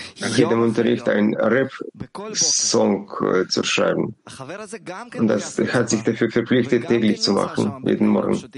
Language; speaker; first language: German; non-native, learner; Hebrew